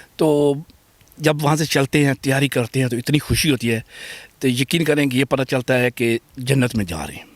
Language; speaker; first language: Urdu; native; Urdu